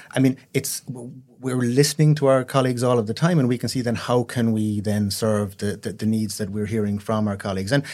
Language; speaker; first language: English; native; English